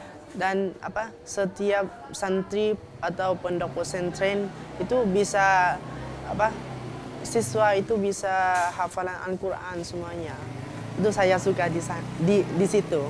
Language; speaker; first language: Indonesian; non-native, learner; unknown